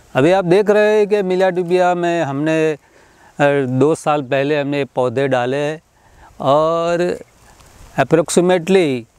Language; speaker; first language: Hindi; non-native, local second language; Gujarati